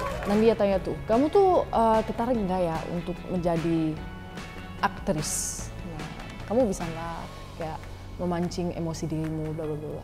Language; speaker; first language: Indonesian; non-native, fluent; Dutch